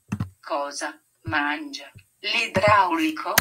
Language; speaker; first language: Italian; non-native, learner; English